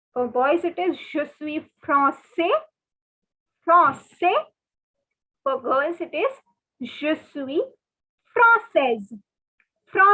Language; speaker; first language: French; non-native, fluent; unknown